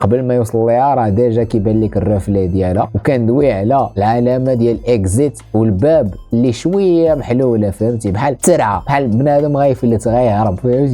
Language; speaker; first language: Arabic; native; Arabic